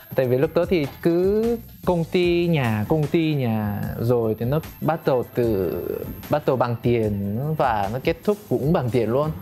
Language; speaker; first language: Vietnamese; non-native, fluent; Korean